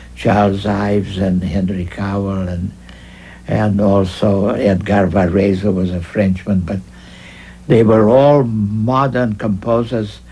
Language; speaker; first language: English; non-native, fluent; Russian